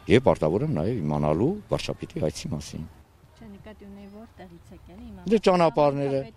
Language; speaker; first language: Armenian; native; Armenian